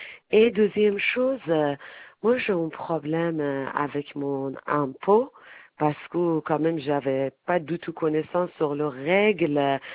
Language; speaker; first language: French; non-native, learner; Persian